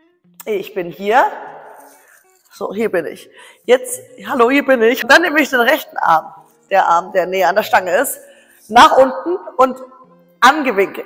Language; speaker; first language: German; native; German